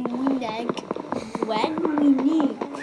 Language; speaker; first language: Welsh; non-native, local second language; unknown